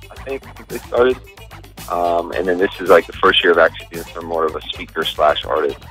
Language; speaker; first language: English; native; English